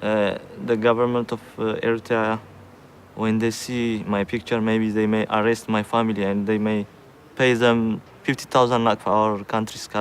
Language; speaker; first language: English; non-native, fluent; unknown